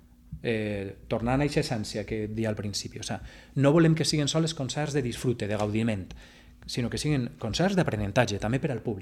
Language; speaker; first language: Catalan; native; Catalan